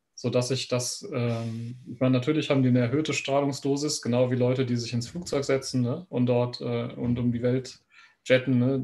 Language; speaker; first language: German; native; German